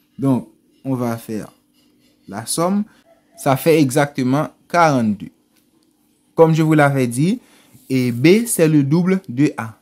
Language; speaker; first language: French; non-native, local second language; Haitian Creole